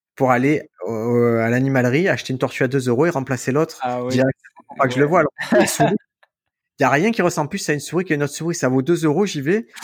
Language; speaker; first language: French; native; French